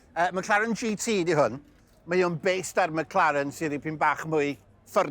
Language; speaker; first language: Welsh; native; Welsh